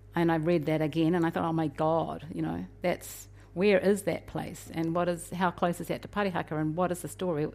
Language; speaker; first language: English; native; English